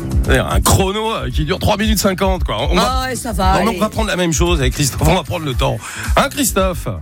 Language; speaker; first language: French; native; French